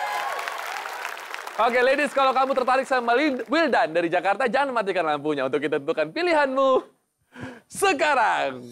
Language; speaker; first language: Indonesian; native; Indonesian